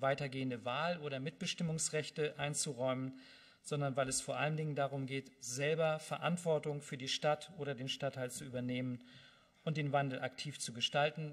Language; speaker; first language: German; native; German